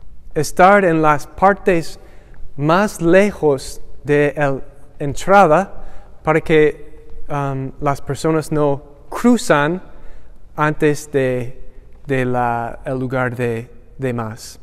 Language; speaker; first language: Spanish; non-native, learner; English